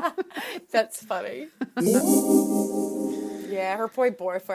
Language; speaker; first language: English; native; English